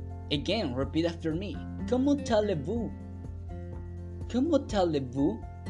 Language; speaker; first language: French; non-native, fluent; Spanish